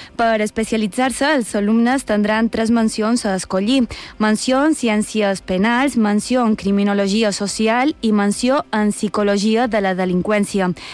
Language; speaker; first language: Catalan; native; Catalan